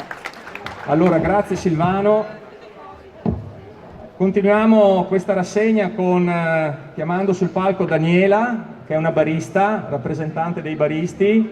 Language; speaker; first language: Italian; native; Italian